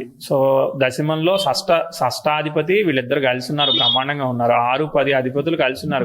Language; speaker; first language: Telugu; native; Telugu